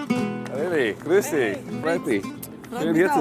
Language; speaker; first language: German; native; German